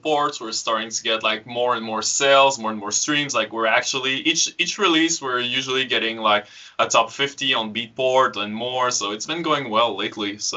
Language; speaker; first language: English; native; English